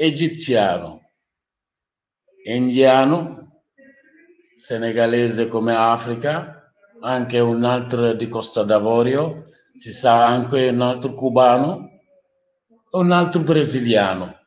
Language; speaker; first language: Italian; non-native, learner; Wolof